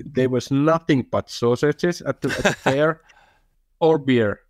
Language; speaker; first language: English; non-native, fluent; Finnish